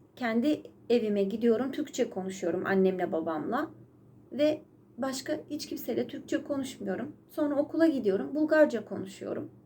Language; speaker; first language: Turkish; native; Turkish